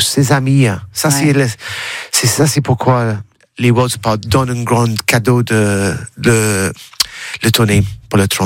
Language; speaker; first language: French; non-native, learner; English